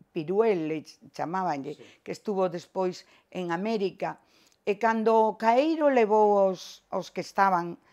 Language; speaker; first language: Galician; native; Galician